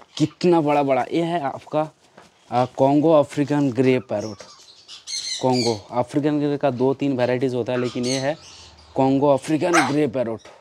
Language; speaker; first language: Hindi; non-native, local second language; Bangla